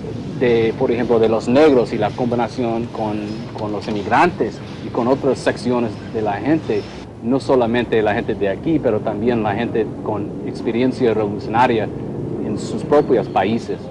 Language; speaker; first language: Spanish; non-native, fluent; English